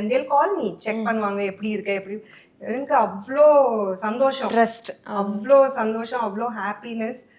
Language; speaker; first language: Tamil; non-native, local second language; Hindi